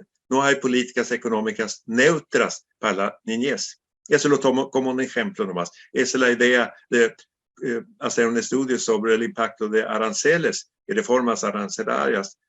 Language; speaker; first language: Spanish; non-native, fluent; Swedish